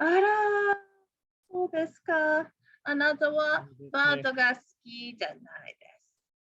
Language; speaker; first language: Japanese; non-native, fluent; English